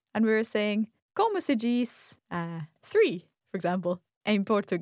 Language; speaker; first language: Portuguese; non-native, learner; English